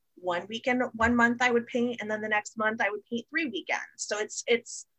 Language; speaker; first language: English; native; English